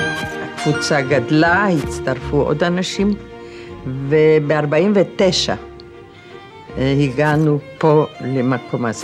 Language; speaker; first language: Hebrew; non-native, fluent; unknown